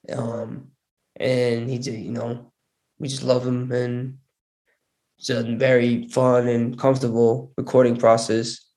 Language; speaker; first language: English; early bilingual, other home language; Hindi